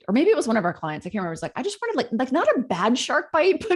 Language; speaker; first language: English; native; English